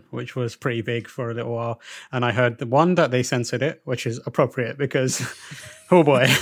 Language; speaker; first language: English; early bilingual, other home language; Urdu